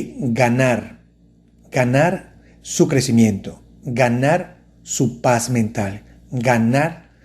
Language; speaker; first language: Spanish; native; Spanish